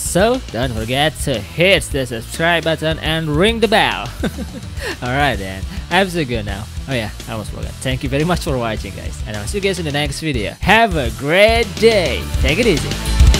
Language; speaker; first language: English; non-native, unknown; Indonesian